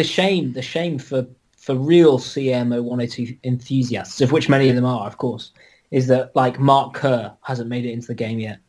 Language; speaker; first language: English; native; English